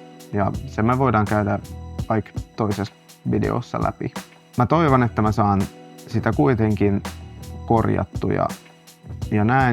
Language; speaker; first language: Finnish; non-native, local second language; Swedish